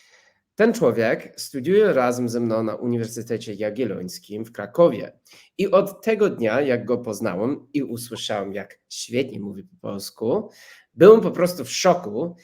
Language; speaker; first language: Polish; non-native, fluent; English